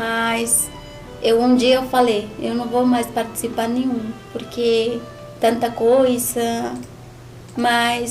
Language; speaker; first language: Portuguese; non-native, learner; Spanish